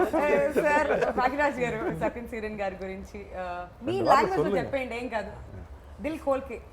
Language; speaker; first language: Telugu; native; Telugu